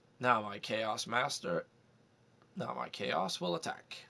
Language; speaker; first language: English; native; English